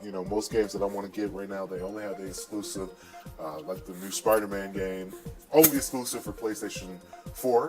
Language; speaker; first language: English; native; English